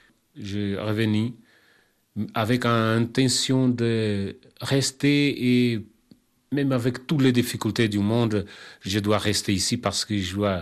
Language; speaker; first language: French; non-native, learner; Kabuverdianu